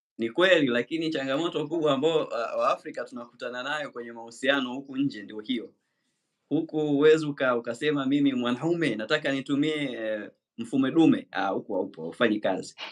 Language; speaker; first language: Swahili; native; Swahili